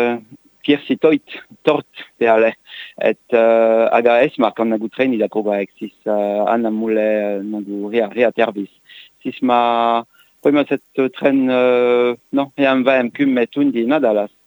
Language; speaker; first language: Estonian; non-native, learner; French